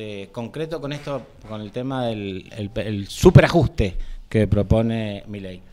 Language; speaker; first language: Spanish; native; Spanish